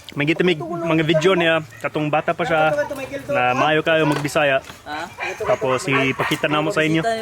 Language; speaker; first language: Cebuano; non-native, fluent; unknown